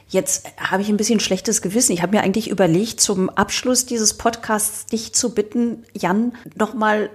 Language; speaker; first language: German; native; German